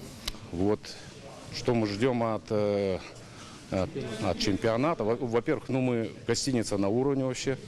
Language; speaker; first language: Russian; native; Russian